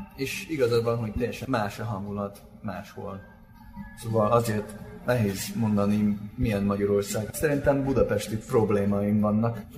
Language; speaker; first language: Hungarian; non-native, fluent; English